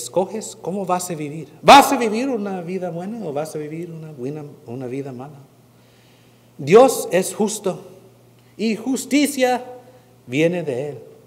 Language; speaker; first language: Spanish; non-native, fluent; English